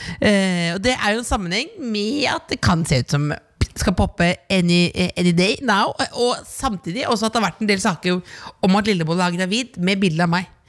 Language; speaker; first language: Norwegian; native; Norwegian